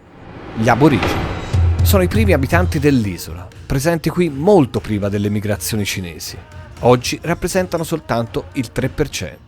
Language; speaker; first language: Italian; native; Italian